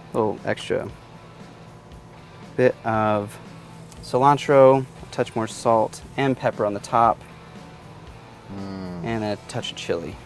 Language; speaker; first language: English; native; English